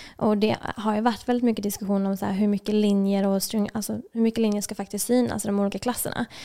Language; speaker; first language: Swedish; native; Swedish